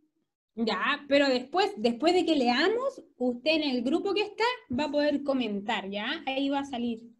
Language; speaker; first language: Spanish; native; Spanish